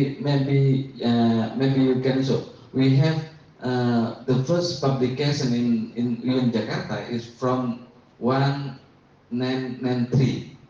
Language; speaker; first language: English; non-native, learner; Indonesian